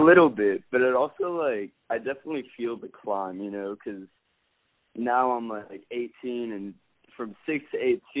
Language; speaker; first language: English; native; English